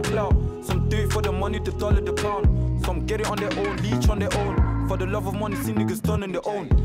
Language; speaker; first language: English; native; English